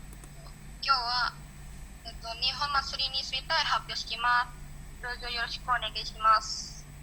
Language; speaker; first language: Japanese; non-native, learner; Indonesian